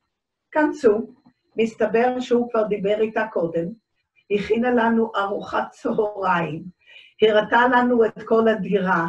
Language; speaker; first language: Hebrew; early bilingual, other home language; Dutch